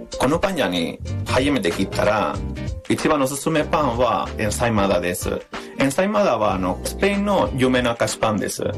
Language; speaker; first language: Japanese; non-native, fluent; Spanish